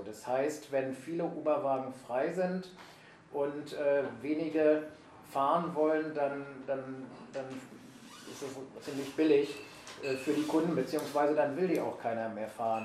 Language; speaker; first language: German; native; German